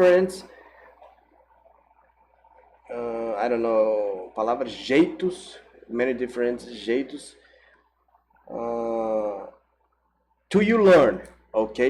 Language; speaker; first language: English; non-native, learner; Portuguese